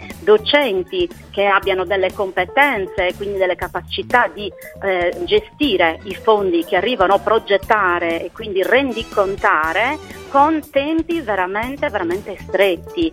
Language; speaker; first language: Italian; native; Italian